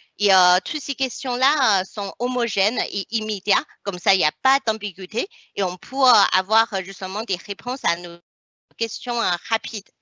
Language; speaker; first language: French; non-native, fluent; Chinese